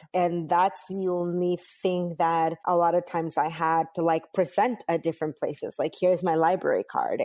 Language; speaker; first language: English; early bilingual, other home language; Spanish